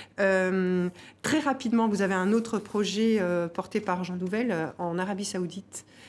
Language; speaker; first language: French; native; French